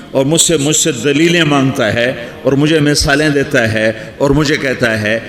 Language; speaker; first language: Urdu; non-native, local second language; Punjabi